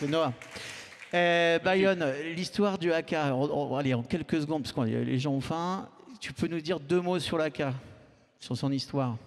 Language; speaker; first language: French; native; French